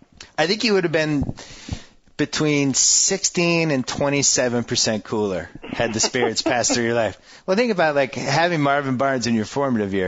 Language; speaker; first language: English; native; English